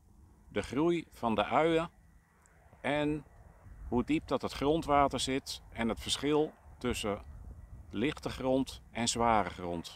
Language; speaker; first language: Dutch; native; Dutch